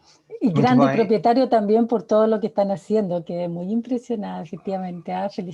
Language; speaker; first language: Spanish; native; Spanish